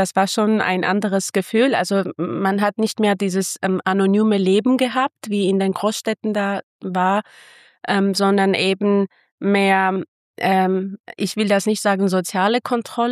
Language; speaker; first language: German; non-native, fluent; Armenian